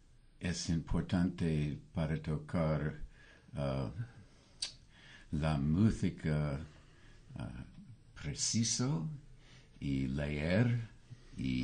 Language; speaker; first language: Spanish; non-native, learner; English